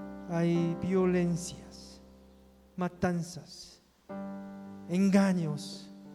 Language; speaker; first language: Spanish; non-native, fluent; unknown